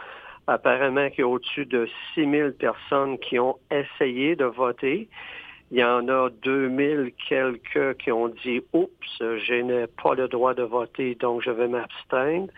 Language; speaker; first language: French; native; French